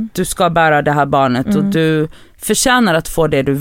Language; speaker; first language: Swedish; native; Swedish